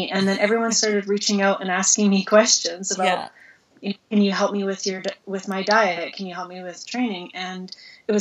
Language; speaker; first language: English; native; English